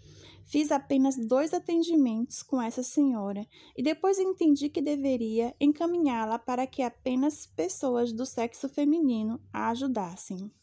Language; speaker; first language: Portuguese; native; Portuguese